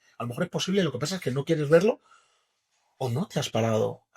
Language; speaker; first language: Spanish; native; Spanish